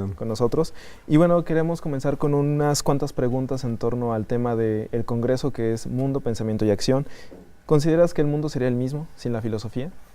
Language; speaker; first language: Spanish; native; Spanish